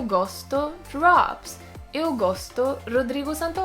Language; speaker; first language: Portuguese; non-native, learner; Swedish